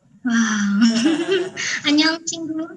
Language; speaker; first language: Korean; non-native, fluent; Filipino